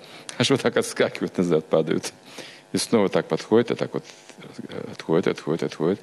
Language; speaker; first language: Russian; native; Russian